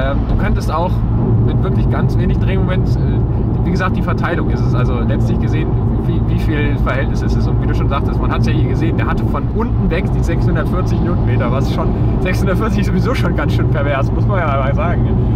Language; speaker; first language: German; native; German